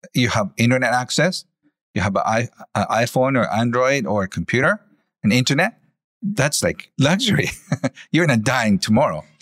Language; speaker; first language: English; non-native, fluent; Japanese